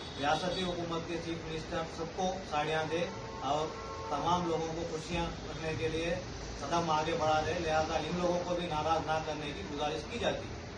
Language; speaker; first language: Urdu; native; Urdu